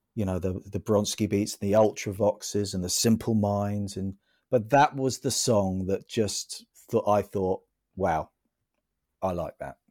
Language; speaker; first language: English; native; English